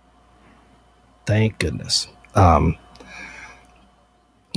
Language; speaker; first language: English; native; English